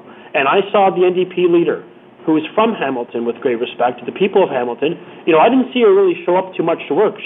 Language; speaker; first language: English; native; English